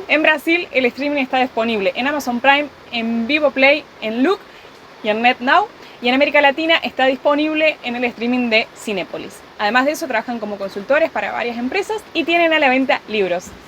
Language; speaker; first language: Spanish; native; Spanish